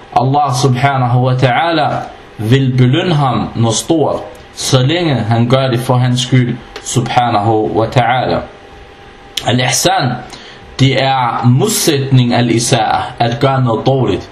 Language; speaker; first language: Danish; non-native, fluent; Arabic